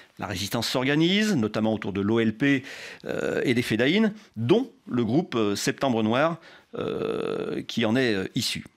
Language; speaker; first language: French; native; French